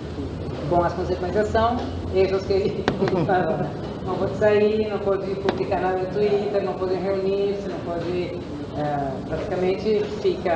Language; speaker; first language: Portuguese; non-native, fluent; Spanish